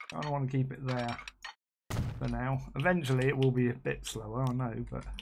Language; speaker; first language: English; native; English